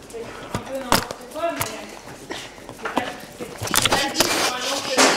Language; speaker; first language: French; native; French